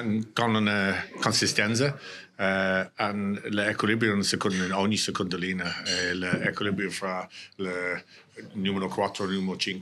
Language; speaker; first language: Italian; non-native, learner; English